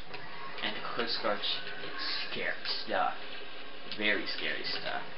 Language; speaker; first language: English; native; English